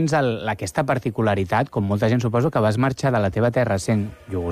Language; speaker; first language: Catalan; native; Catalan